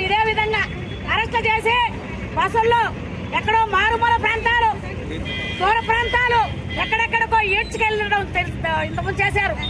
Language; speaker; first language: Telugu; native; Telugu